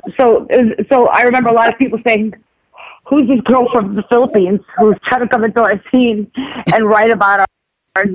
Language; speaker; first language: English; non-native, local second language; Filipino